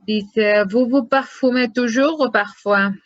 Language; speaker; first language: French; non-native, fluent; Spanish